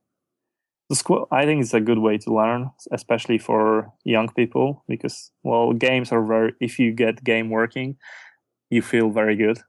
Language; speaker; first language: English; non-native, fluent; Polish